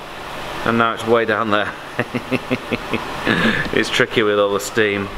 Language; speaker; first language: English; native; English